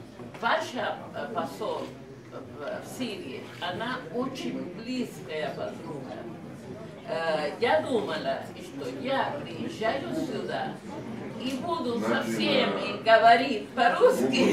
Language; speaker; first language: Russian; non-native, learner; Spanish